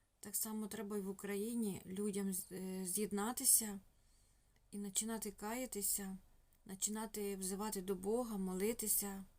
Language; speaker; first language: Ukrainian; non-native, local second language; Russian